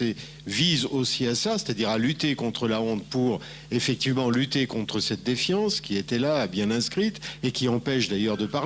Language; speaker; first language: French; native; French